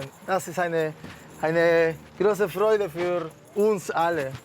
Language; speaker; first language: German; non-native, fluent; Spanish